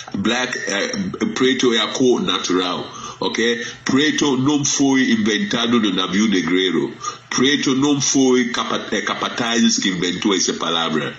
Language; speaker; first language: Portuguese; non-native, fluent; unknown